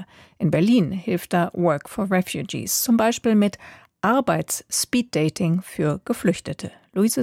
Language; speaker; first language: German; native; German